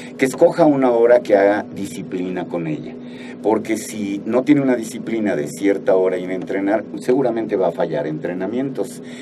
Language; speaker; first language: Spanish; native; Spanish